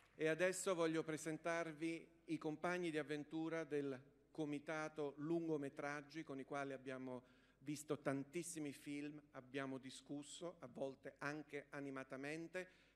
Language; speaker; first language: Italian; native; Italian